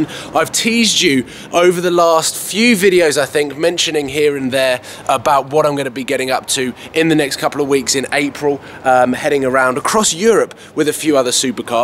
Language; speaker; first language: English; native; English